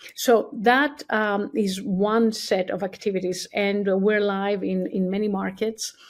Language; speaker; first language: English; non-native, fluent; Greek